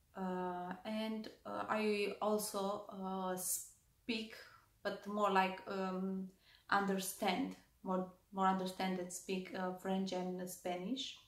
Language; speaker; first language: English; non-native, fluent; Romanian